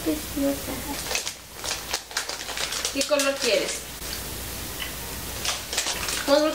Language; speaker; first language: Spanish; early bilingual, heritage; Spanish